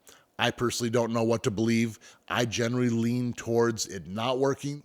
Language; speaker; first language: English; native; English